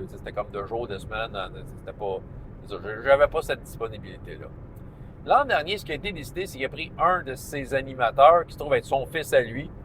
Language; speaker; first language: French; native; French